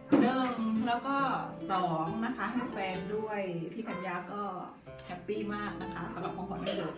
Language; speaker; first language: Thai; native; Thai